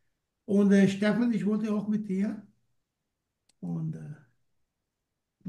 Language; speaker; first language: German; non-native, learner; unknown